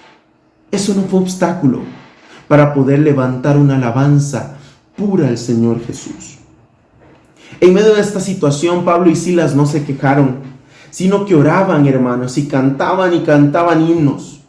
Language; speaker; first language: Spanish; native; Spanish